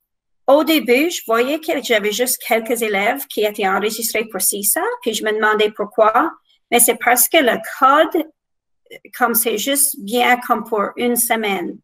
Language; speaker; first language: French; non-native, fluent; English